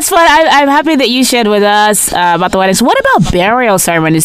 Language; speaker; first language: English; non-native, local second language; Yoruba